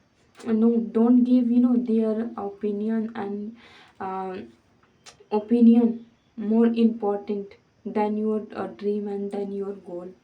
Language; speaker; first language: English; non-native, fluent; Hindi